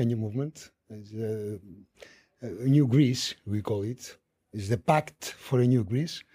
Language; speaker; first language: English; non-native, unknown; Greek